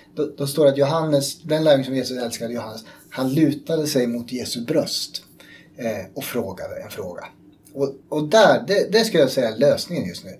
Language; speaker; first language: Swedish; native; Swedish